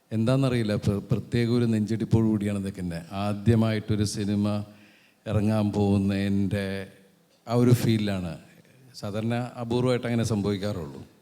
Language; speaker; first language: Malayalam; native; Malayalam